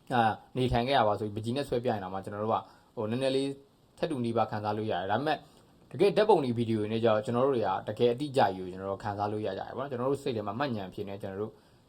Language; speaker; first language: Burmese; native; Burmese